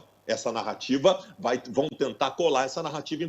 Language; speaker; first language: Portuguese; native; Portuguese